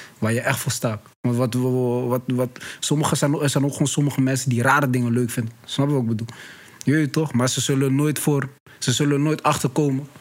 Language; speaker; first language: Dutch; early bilingual, other home language; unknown